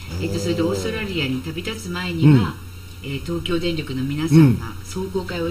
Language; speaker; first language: Japanese; native; Japanese